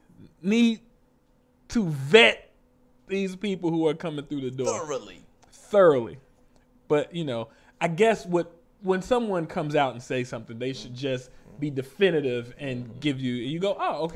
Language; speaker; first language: English; native; English